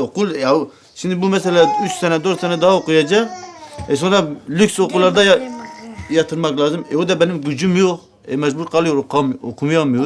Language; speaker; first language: Turkish; non-native, local second language; Kurdish